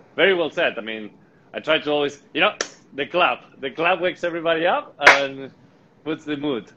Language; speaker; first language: English; non-native, fluent; Spanish